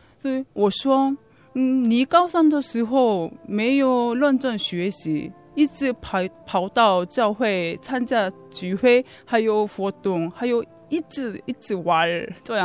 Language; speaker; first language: Chinese; non-native, fluent; Korean